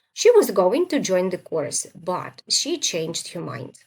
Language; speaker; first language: English; non-native, fluent; Ukrainian